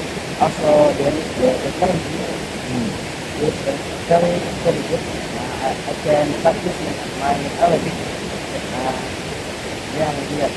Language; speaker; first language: English; non-native, learner; Indonesian